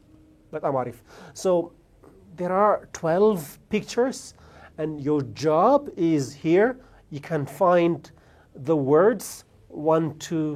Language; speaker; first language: English; non-native, fluent; Amharic